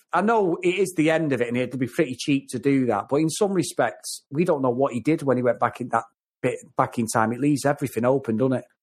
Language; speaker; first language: English; native; English